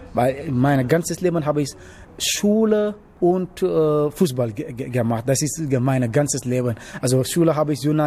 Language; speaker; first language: German; non-native, learner; Wolof